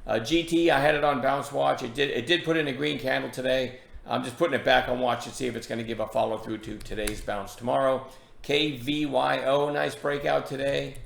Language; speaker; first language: English; native; English